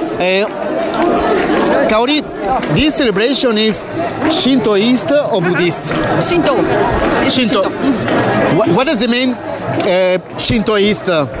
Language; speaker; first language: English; non-native, learner; Spanish